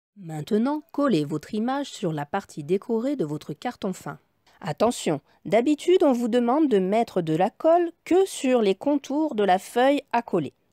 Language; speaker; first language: French; native; French